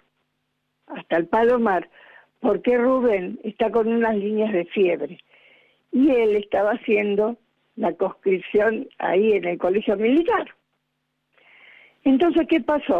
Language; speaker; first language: Spanish; native; Spanish